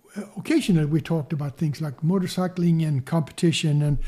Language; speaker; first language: English; non-native, fluent; Swedish